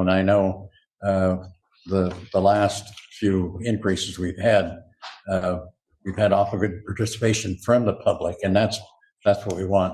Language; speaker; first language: English; native; English